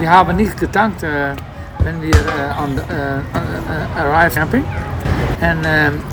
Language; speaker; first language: German; non-native, learner; Dutch